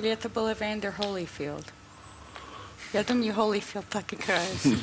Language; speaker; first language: Russian; early bilingual, heritage; English